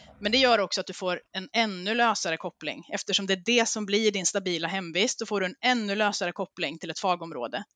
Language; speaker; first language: Swedish; native; Swedish